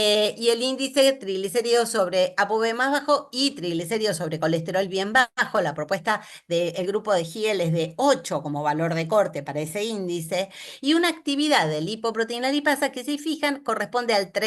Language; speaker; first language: Spanish; native; Spanish